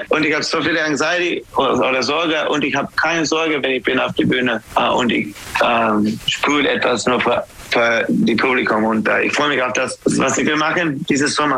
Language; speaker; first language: German; non-native, learner; English